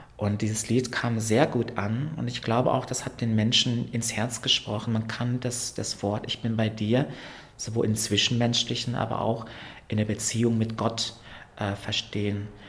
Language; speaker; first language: German; early bilingual, other home language; Vietnamese